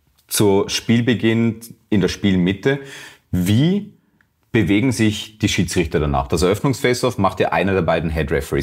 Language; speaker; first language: German; native; German